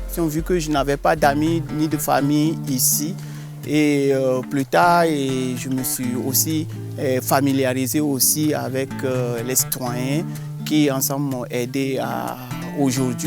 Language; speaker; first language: French; non-native, local second language; Ewe